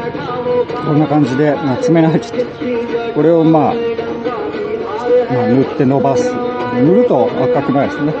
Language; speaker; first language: Japanese; native; Japanese